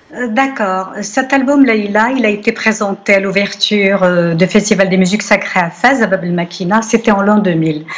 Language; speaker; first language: French; non-native, local second language; Arabic